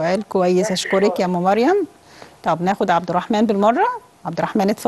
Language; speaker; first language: Arabic; native; Arabic